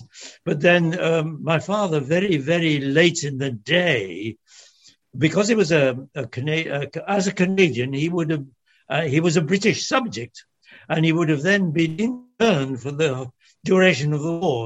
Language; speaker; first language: English; early bilingual, other home language; French